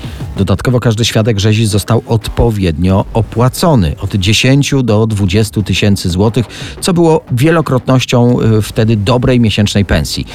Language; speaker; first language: Polish; native; Polish